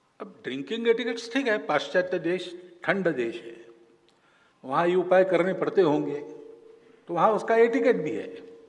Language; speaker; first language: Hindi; non-native, local second language; Marathi